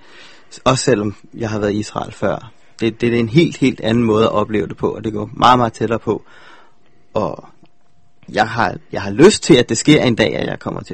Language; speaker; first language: Danish; native; Danish